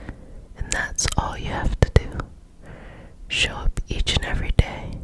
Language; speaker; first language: English; native; English